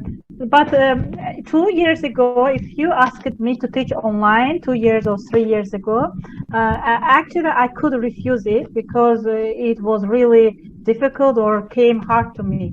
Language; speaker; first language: English; non-native, fluent; Azerbaijani